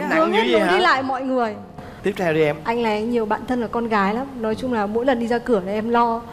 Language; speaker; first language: Vietnamese; native; Vietnamese